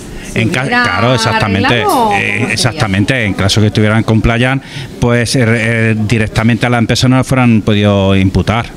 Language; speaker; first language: Spanish; native; Spanish